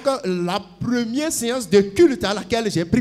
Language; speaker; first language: French; non-native, local second language; Ewe